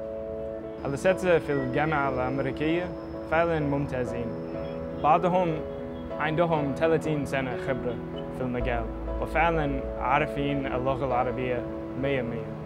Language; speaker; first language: Arabic; non-native, fluent; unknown